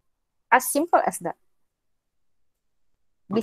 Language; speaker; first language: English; non-native, fluent; Indonesian